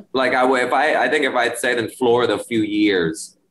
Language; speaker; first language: English; early bilingual, other home language; Spanish